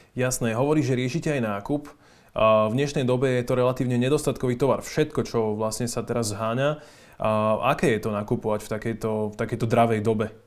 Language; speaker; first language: Slovak; native; Slovak